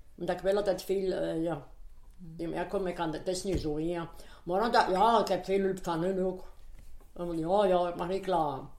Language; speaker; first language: Dutch; native; Dutch